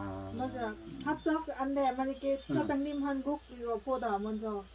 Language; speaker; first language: Korean; non-native, learner; Lao